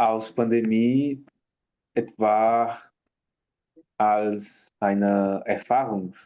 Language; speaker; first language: German; non-native, learner; Portuguese